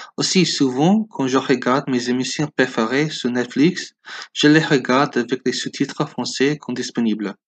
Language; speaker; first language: French; non-native, learner; English